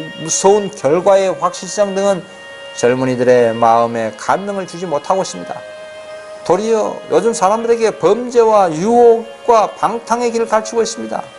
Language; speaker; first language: Korean; native; Korean